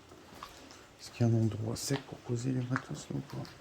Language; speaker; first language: French; native; French